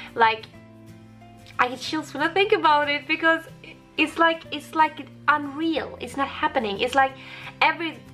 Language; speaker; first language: English; non-native, fluent; Swedish